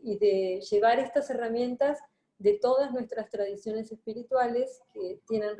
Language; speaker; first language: Spanish; native; Spanish